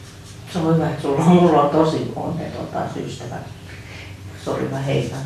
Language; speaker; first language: Finnish; native; Finnish